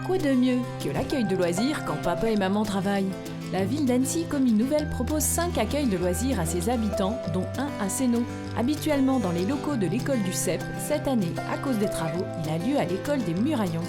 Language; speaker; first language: French; native; French